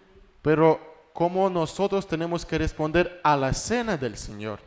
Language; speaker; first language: Spanish; non-native, fluent; Russian